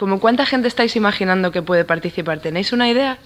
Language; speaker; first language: Spanish; native; Spanish